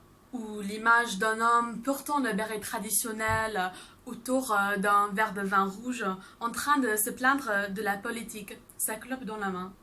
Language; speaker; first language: French; non-native, fluent; English